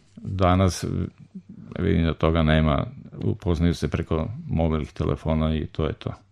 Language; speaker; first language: Serbian; native; Serbian